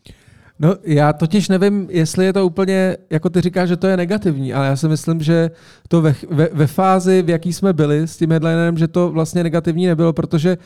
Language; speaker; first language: Czech; native; Czech